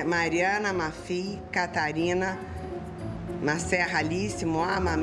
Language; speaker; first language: French; non-native, learner; Portuguese